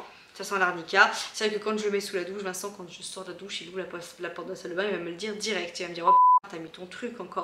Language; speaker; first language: French; native; French